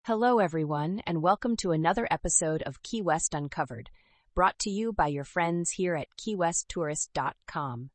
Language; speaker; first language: English; native; English